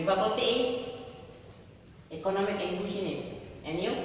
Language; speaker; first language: English; non-native, learner; Indonesian